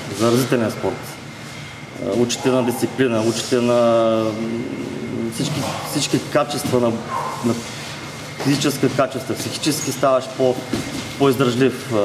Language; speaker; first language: Bulgarian; native; Bulgarian